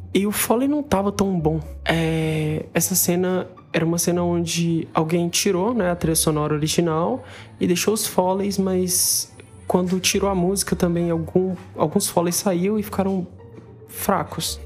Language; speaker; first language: Portuguese; native; Portuguese